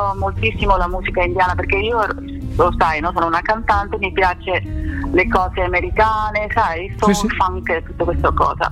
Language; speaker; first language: Italian; non-native, fluent; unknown